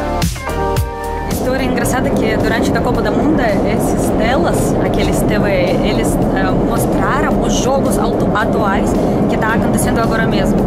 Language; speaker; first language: Portuguese; non-native, learner; Russian